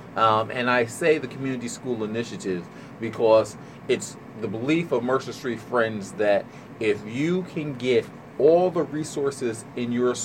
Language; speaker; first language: English; native; English